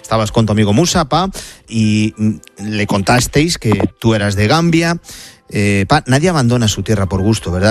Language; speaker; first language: Spanish; native; Spanish